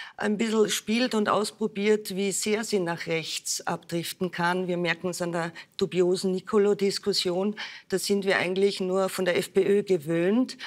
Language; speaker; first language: German; native; German